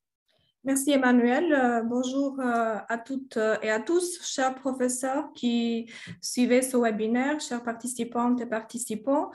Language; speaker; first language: French; non-native, fluent; Albanian